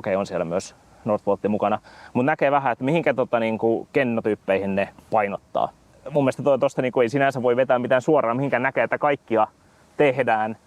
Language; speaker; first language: Finnish; native; Finnish